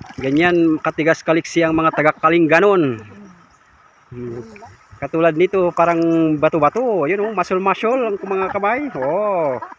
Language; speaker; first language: Filipino; non-native, local second language; Iloko